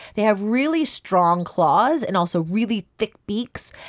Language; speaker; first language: English; early bilingual, other home language; Korean